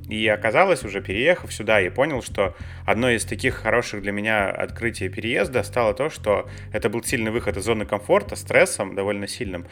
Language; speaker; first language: Russian; native; Russian